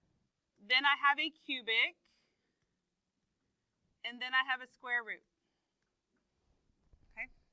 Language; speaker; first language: English; native; English